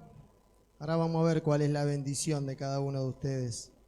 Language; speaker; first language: Spanish; native; Spanish